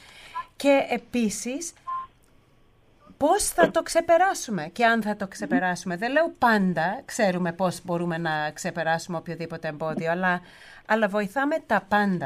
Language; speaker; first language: Greek; early bilingual, heritage; Greek